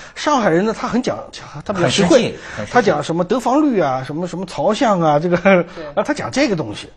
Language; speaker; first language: Chinese; native; Chinese